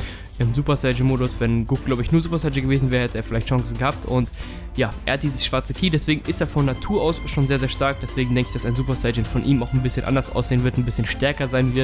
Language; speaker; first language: German; native; German